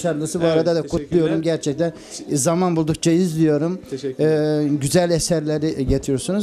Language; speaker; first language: Turkish; native; Turkish